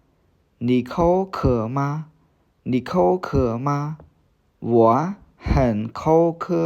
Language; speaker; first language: Chinese; non-native, fluent; Khmer